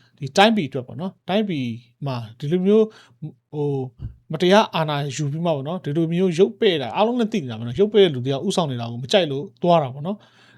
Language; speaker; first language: Burmese; native; Burmese